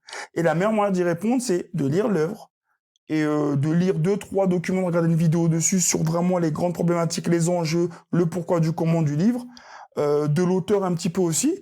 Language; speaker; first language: French; native; French